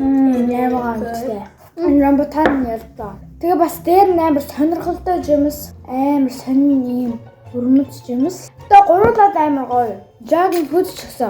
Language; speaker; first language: Mongolian; early bilingual, heritage; Mongolian